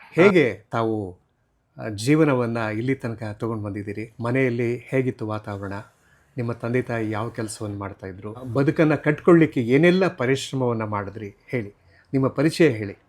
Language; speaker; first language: Kannada; native; Kannada